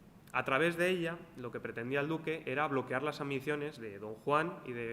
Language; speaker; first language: Spanish; native; Spanish